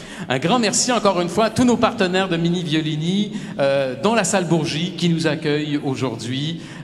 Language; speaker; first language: French; native; French